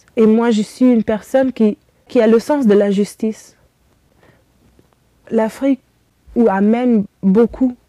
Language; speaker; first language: French; early bilingual, heritage; Romanian